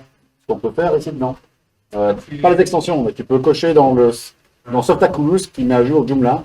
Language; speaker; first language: French; native; French